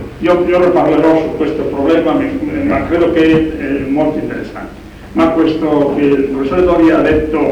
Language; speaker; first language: Italian; non-native, learner; Spanish